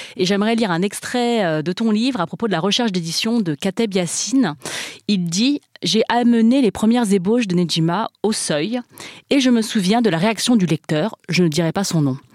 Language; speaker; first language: French; early bilingual, other home language; Chinese